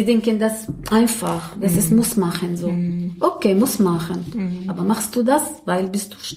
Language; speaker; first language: German; non-native, learner; Arabic